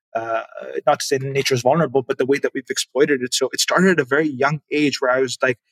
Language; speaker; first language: English; non-native, local second language; Urdu